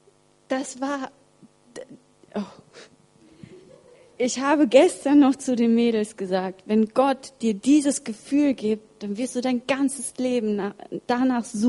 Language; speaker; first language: German; early bilingual, other home language; Russian